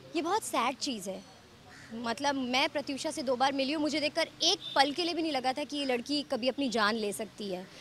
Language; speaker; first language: Hindi; native; Hindi